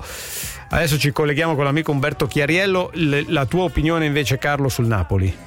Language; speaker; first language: Italian; native; Italian